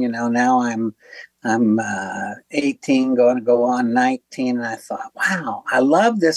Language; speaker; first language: English; native; English